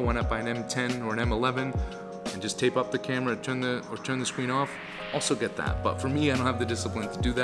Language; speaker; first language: English; native; English